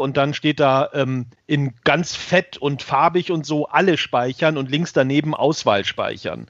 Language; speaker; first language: German; native; German